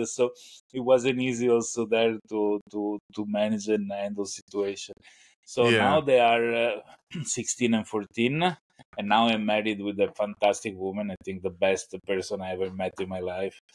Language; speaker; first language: English; non-native, fluent; Italian